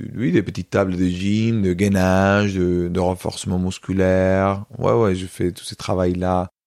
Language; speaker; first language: French; non-native, fluent; Spanish